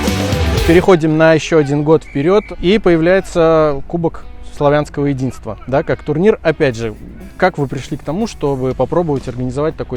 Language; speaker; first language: Russian; native; Russian